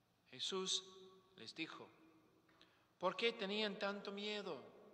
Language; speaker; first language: Spanish; non-native, fluent; English